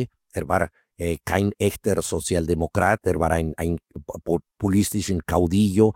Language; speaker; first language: German; non-native, fluent; Spanish